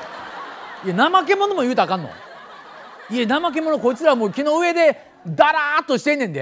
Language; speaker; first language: Japanese; native; Japanese